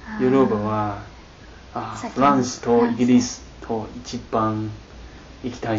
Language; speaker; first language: Japanese; non-native, learner; Chinese